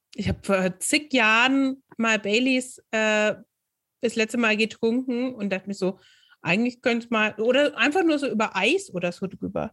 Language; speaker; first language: German; native; German